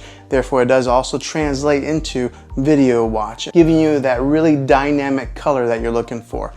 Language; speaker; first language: English; native; English